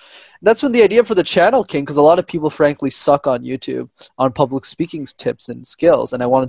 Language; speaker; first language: English; native; English